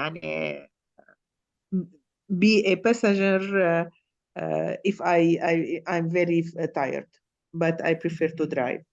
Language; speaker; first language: English; non-native, learner; Arabic